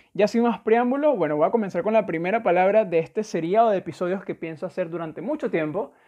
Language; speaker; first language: Spanish; native; Spanish